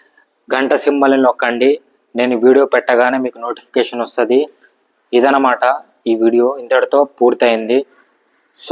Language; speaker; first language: Telugu; native; Telugu